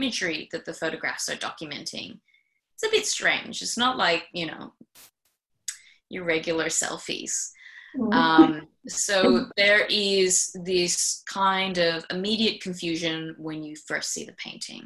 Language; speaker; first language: English; native; English